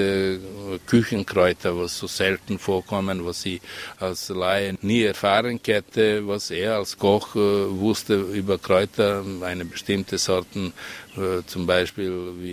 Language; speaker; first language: German; non-native, fluent; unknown